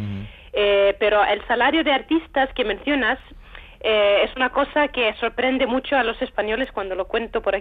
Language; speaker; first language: Spanish; non-native, fluent; Icelandic